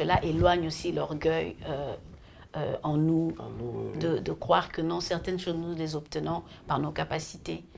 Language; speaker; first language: French; non-native, local second language; Lingala